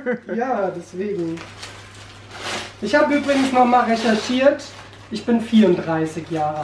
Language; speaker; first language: German; native; German